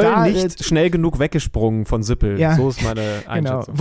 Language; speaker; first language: German; native; German